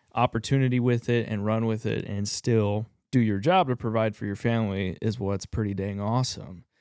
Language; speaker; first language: English; native; English